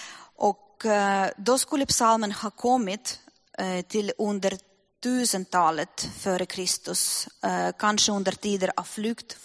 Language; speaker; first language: Swedish; non-native, fluent; Russian